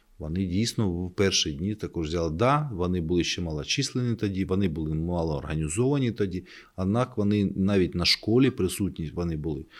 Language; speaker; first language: Ukrainian; native; Ukrainian